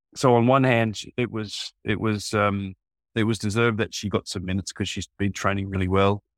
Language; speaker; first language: English; native; English